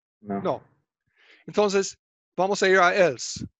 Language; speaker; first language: Spanish; non-native, fluent; English